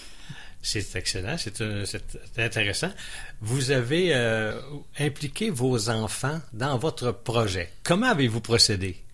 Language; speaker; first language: French; native; French